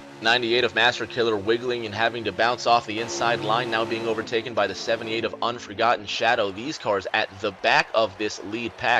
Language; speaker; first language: English; native; English